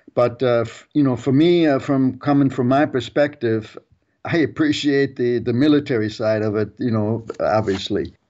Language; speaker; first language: English; early bilingual, other home language; German